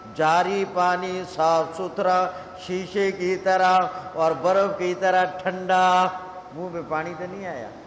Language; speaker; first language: Urdu; non-native, local second language; Punjabi